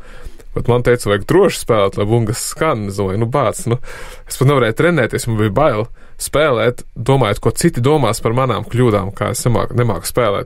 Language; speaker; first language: Latvian; native; Latvian